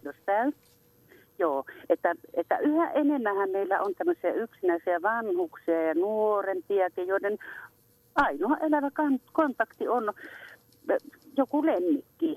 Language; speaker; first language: Finnish; native; Finnish